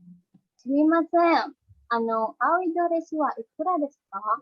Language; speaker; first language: Japanese; non-native, learner; Indonesian